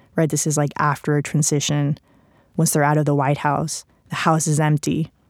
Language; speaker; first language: English; non-native, fluent; Spanish